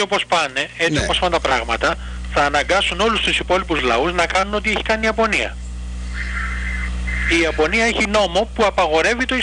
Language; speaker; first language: Greek; native; Greek